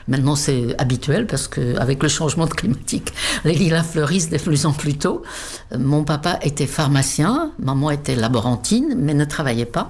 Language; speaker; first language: French; non-native, fluent; Czech